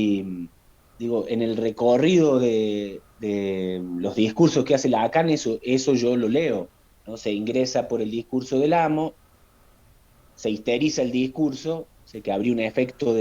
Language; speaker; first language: Spanish; native; Spanish